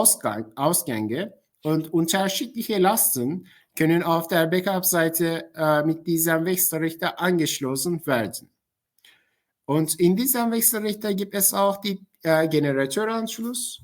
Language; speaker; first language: German; non-native, fluent; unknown